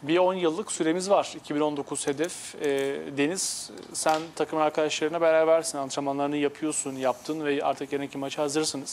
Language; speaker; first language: Turkish; native; Turkish